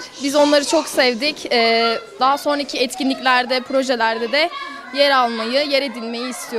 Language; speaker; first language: Turkish; native; Turkish